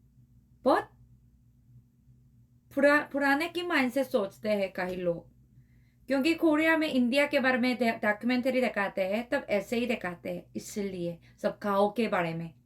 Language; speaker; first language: Hindi; non-native, learner; Korean